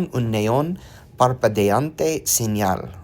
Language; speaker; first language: Spanish; non-native, learner; English